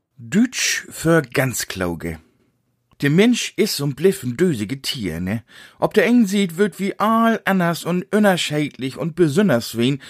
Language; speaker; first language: German; native; German